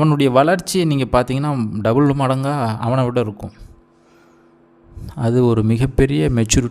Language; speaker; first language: Tamil; native; Tamil